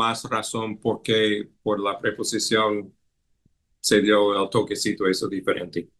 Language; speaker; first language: Spanish; non-native, fluent; English